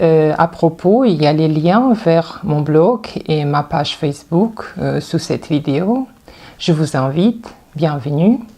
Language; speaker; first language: French; non-native, fluent; Russian